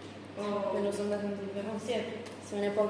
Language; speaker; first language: French; non-native, fluent; Spanish